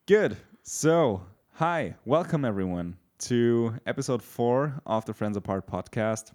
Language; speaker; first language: English; non-native, fluent; German